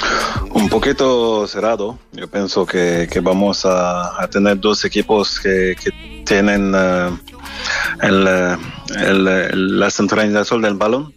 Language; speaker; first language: Spanish; non-native, fluent; French